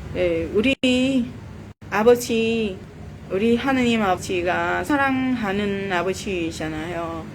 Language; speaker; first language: Korean; non-native, learner; Vietnamese